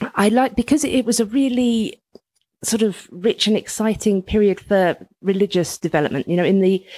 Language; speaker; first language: English; native; English